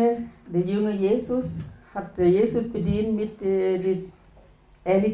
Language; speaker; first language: German; non-native, learner; Thai